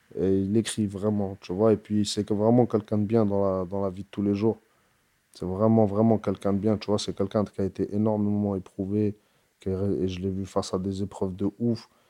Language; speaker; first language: French; early bilingual, other home language; Arabic